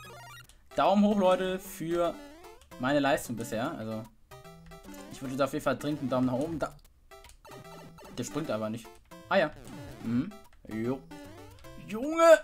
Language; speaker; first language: German; native; German